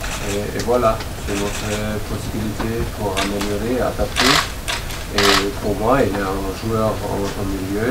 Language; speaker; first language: French; non-native, learner; German